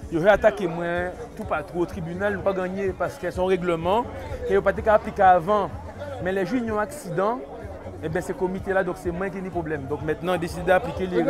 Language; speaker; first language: French; non-native, local second language; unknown